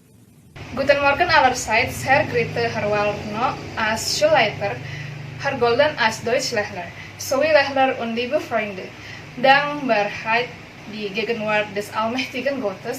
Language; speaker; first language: German; non-native, learner; Indonesian